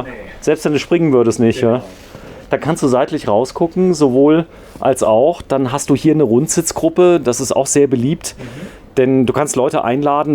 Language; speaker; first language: German; native; German